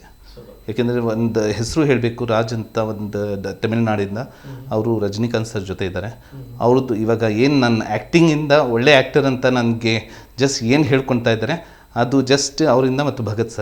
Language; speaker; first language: Kannada; non-native, local second language; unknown